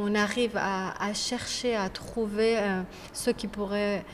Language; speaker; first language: French; non-native, fluent; Persian